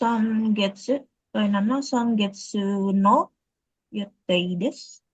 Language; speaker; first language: Japanese; non-native, learner; Indonesian